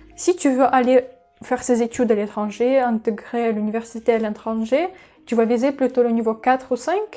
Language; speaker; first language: French; non-native, fluent; Russian